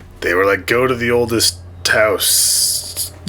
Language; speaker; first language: English; native; English